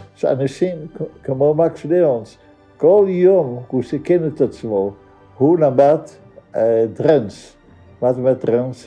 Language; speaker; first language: Hebrew; non-native, fluent; Dutch